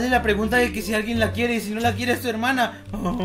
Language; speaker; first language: Spanish; native; Spanish